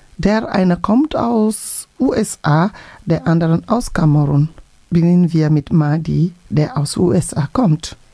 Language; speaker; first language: German; non-native, fluent; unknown